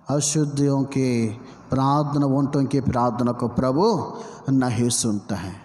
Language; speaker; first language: Hindi; non-native, local second language; Telugu